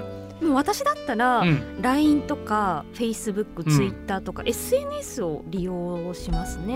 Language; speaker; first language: Japanese; native; Japanese